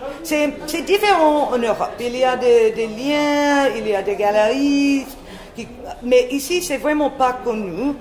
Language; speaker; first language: French; non-native, fluent; English